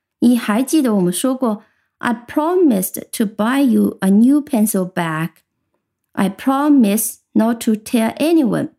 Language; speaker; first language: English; non-native, fluent; Chinese